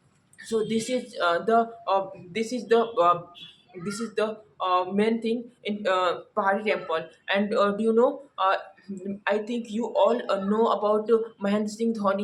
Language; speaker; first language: English; non-native, learner; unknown